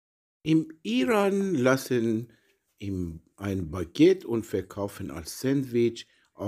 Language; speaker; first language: German; non-native, learner; Persian